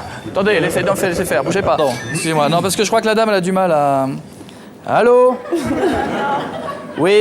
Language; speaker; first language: French; native; French